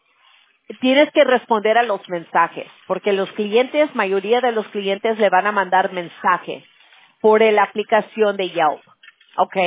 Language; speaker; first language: Spanish; early bilingual, heritage; Spanish